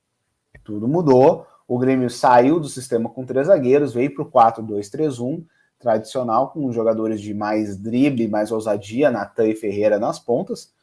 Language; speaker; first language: Portuguese; native; Portuguese